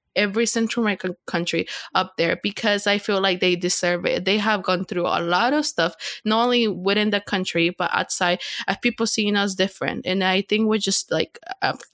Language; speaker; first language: English; non-native, fluent; Spanish